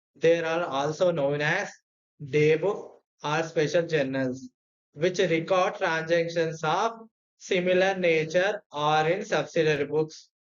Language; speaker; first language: English; non-native, local second language; Telugu